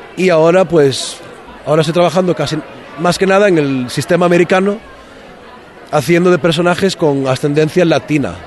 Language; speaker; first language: Spanish; early bilingual, heritage; Spanish